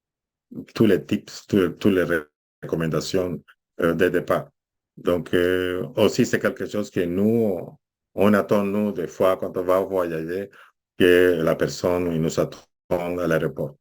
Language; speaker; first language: French; non-native, fluent; Spanish